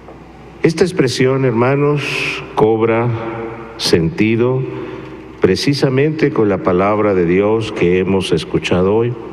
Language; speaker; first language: Spanish; native; Spanish